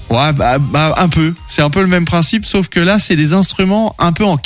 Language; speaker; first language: French; native; French